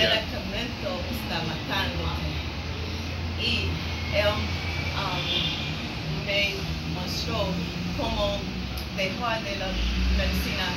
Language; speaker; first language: Spanish; non-native, learner; English